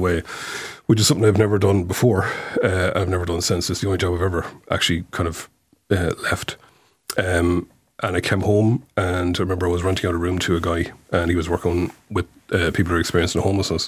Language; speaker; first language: English; native; English